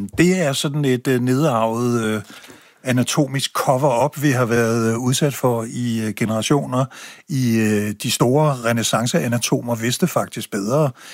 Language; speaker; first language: Danish; native; Danish